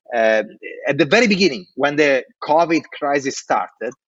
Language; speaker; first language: English; non-native, fluent; Italian